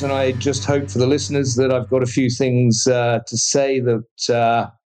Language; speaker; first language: English; native; English